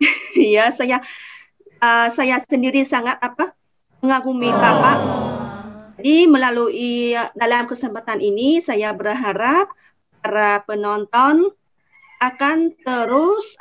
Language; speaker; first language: Indonesian; non-native, fluent; Vietnamese